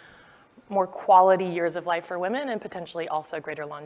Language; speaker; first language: English; native; English